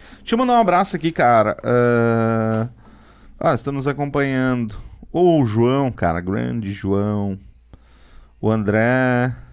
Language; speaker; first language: Portuguese; native; Portuguese